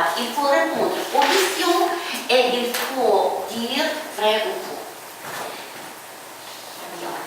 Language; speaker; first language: French; non-native, fluent; Ukrainian